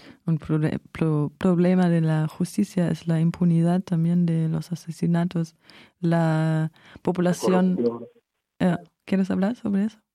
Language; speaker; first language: Spanish; non-native, fluent; German